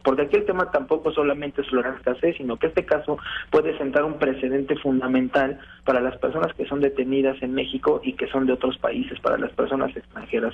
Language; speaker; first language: Spanish; native; Spanish